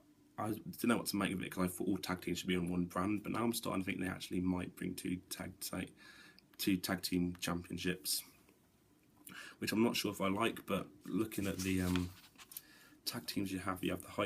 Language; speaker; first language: English; native; English